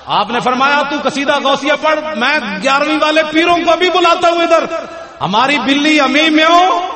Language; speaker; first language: Urdu; non-native, local second language; Punjabi